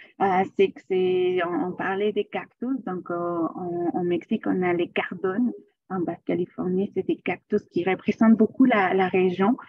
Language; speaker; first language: French; non-native, fluent; Spanish